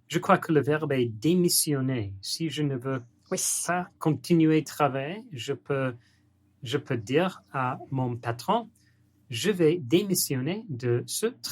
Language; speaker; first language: French; non-native, learner; English